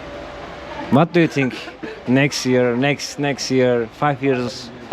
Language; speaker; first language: English; non-native, learner; Turkish